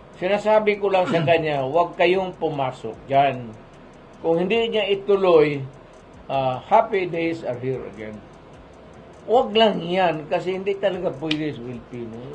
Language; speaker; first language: Filipino; non-native, local second language; Cebuano